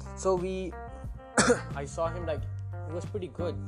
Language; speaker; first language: English; non-native, local second language; Manipuri